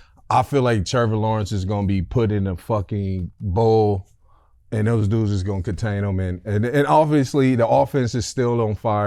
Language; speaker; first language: English; native; English